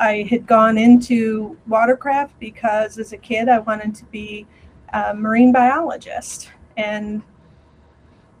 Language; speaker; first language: English; native; English